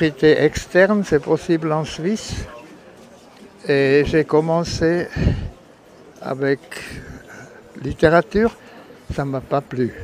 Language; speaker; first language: French; non-native, local second language; German